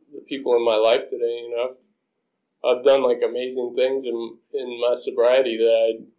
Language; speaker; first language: English; native; English